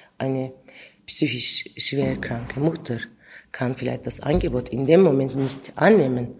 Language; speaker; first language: German; non-native, fluent; Turkish